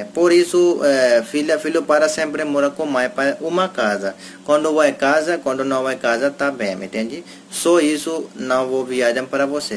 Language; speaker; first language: Portuguese; non-native, learner; Hindi